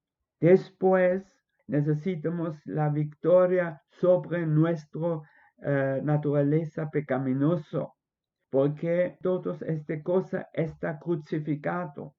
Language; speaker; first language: Spanish; non-native, fluent; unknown